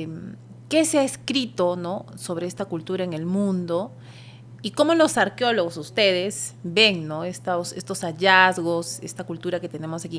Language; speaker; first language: Spanish; native; Spanish